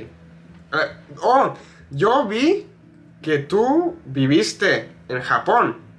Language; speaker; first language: Spanish; non-native, fluent; English